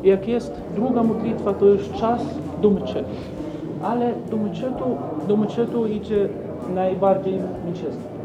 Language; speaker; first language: Polish; non-native, learner; Arabic